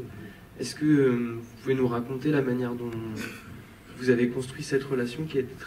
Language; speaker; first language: French; native; French